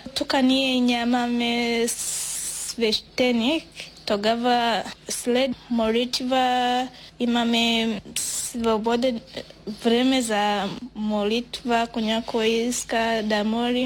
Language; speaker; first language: Bulgarian; non-native, learner; Swahili